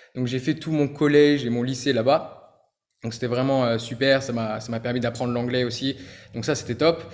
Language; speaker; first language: French; native; French